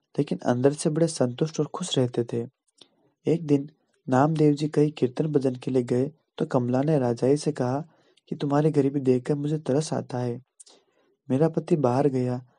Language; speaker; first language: Hindi; native; Hindi